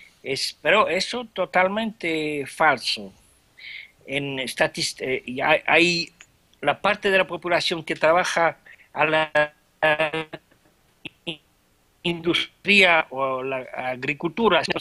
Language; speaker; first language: Spanish; non-native, fluent; French